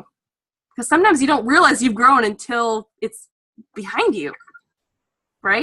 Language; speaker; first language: English; native; English